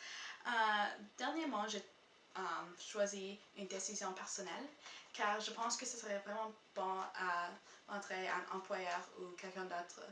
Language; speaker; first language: French; non-native, local second language; English